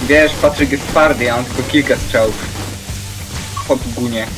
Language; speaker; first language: Polish; native; Polish